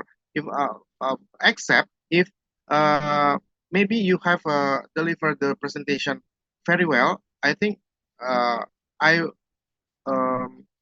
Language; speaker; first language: English; non-native, fluent; Indonesian